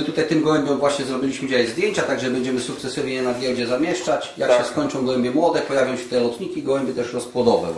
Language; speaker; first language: Polish; native; Polish